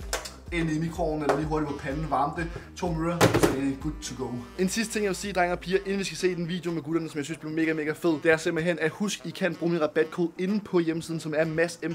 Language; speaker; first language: Danish; native; Danish